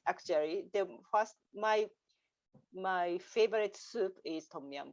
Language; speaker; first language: English; non-native, learner; Japanese